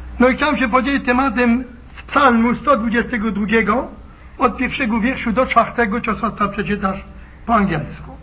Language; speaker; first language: Polish; early bilingual, heritage; Polish